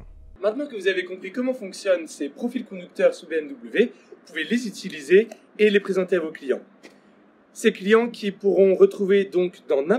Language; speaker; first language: French; native; French